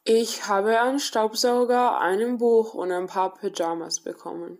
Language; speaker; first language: German; non-native, learner; Spanish